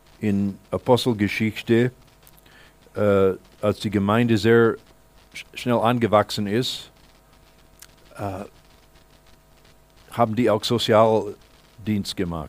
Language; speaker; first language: German; non-native, fluent; English